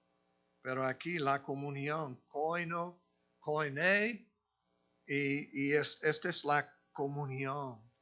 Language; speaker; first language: Spanish; non-native, fluent; English